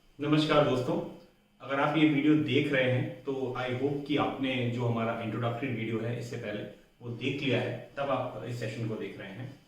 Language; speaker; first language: Hindi; native; Hindi